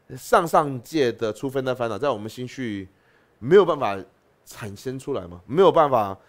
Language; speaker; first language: Chinese; native; Chinese